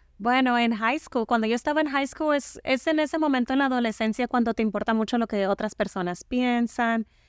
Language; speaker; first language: Spanish; non-native, local second language; Mixtepec Mixtec